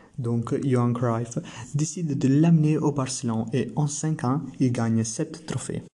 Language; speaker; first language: French; non-native, learner; Italian